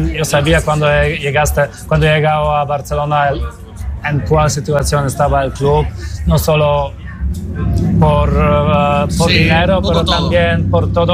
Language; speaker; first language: Spanish; non-native, fluent; Polish